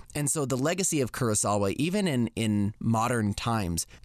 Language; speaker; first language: English; native; English